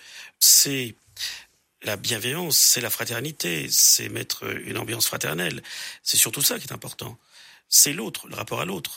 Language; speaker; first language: French; native; French